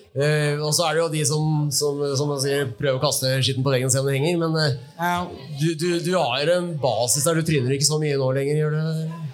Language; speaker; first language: Norwegian; native; Norwegian